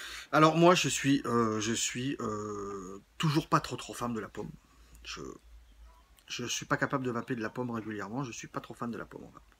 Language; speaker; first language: French; native; French